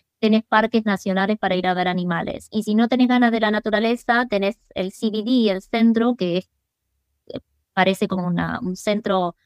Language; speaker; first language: Spanish; early bilingual, other home language; English